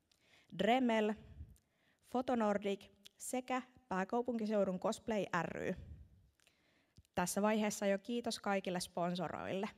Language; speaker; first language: Finnish; native; Finnish